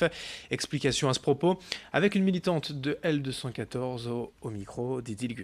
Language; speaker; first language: French; native; French